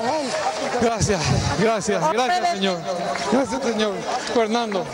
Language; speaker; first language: Spanish; native; Spanish